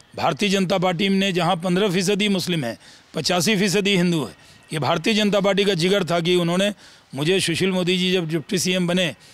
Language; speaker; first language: Hindi; native; Hindi